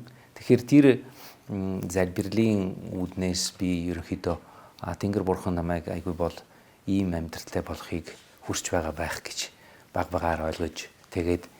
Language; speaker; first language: Mongolian; non-native, fluent; Italian